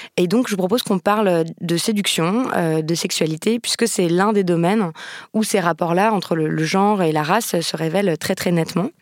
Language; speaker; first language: French; native; French